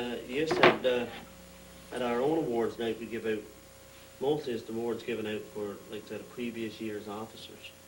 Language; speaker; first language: English; native; English